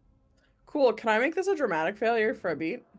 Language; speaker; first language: English; native; English